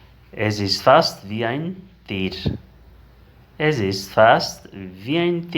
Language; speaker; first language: German; non-native, learner; Urdu